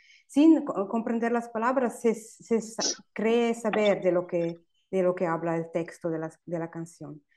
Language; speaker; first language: Spanish; non-native, fluent; German